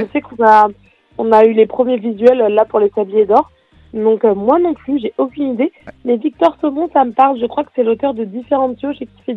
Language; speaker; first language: French; native; French